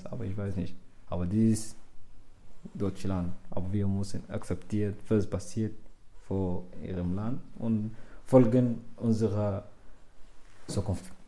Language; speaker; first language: German; non-native, learner; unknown